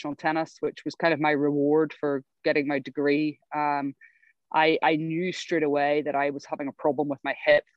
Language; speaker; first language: English; native; English